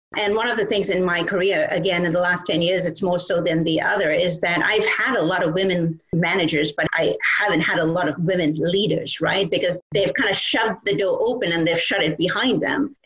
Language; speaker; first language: English; non-native, local second language; Bangla